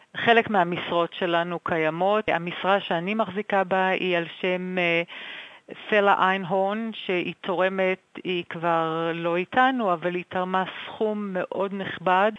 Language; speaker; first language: Hebrew; native; Hebrew